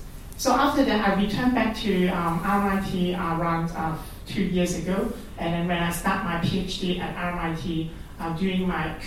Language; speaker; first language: English; non-native, local second language; Cantonese